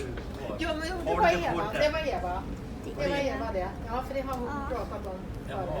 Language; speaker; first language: Swedish; native; Swedish